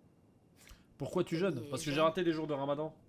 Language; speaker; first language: French; native; French